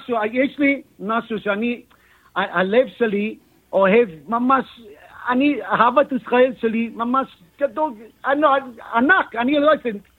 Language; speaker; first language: Hebrew; non-native, learner; English